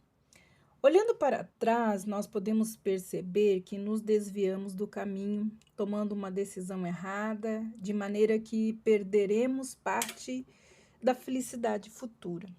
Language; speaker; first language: Portuguese; native; Portuguese